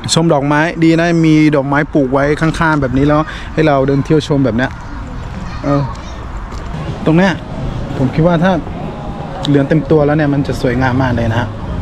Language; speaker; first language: Thai; native; Thai